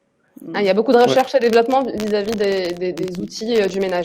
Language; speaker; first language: French; native; French